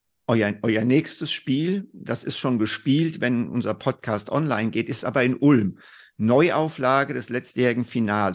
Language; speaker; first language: German; native; German